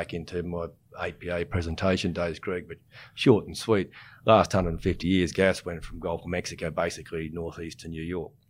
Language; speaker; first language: English; native; English